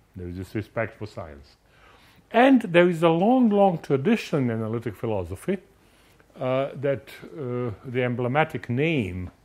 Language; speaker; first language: English; non-native, fluent; Croatian